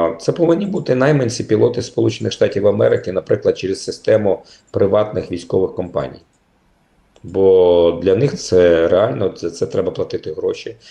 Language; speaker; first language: Ukrainian; native; Ukrainian